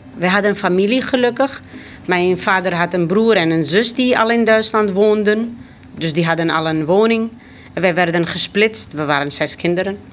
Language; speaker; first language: Dutch; early bilingual, other home language; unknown